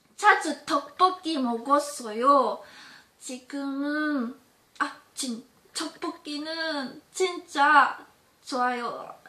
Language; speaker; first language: Korean; non-native, learner; German